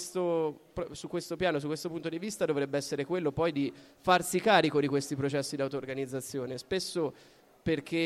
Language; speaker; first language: Italian; native; Italian